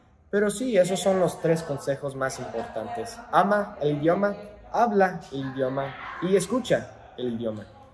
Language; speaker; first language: Spanish; non-native, fluent; English